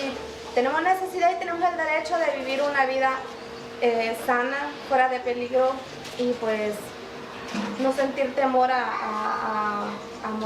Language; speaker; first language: Spanish; native; Spanish